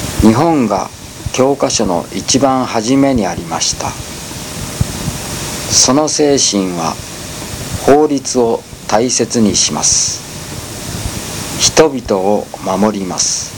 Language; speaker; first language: Japanese; non-native, learner; Spanish